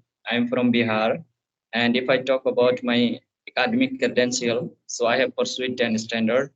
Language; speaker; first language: English; non-native, fluent; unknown